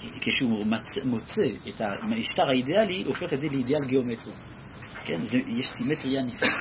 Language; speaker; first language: Hebrew; non-native, fluent; French